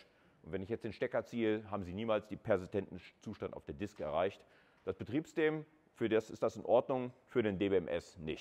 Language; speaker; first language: German; native; German